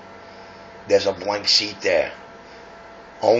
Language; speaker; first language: English; native; English